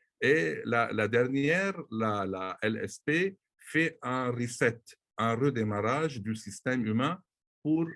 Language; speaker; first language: French; non-native, local second language; Arabic